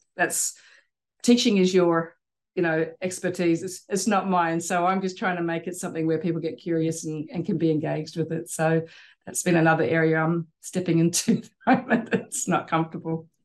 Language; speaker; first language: English; native; English